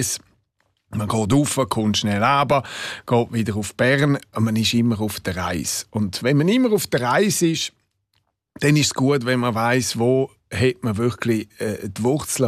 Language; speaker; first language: German; non-native, local second language; Romansh